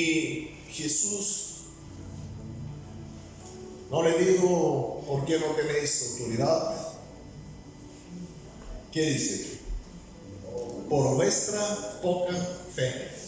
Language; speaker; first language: Spanish; non-native, fluent; Bulgarian